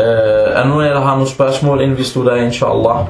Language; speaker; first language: Danish; early bilingual, other home language; Arabic